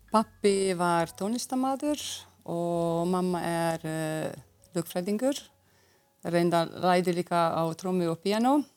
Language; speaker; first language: Icelandic; non-native, fluent; Hungarian